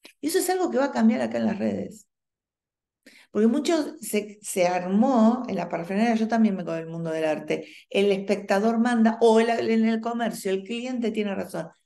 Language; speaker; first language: Spanish; native; Spanish